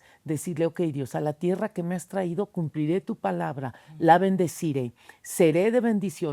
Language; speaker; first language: Spanish; native; Spanish